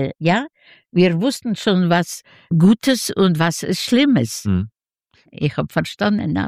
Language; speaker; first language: German; non-native, fluent; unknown